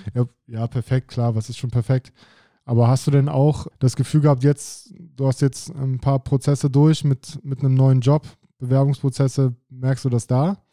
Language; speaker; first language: German; native; German